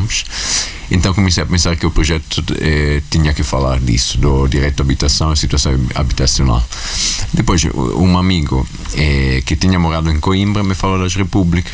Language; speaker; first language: Portuguese; non-native, fluent; Italian